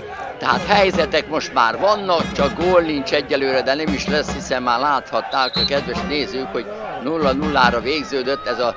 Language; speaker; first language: Hungarian; native; Hungarian